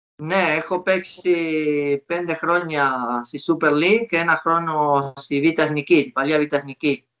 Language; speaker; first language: Greek; non-native, fluent; Spanish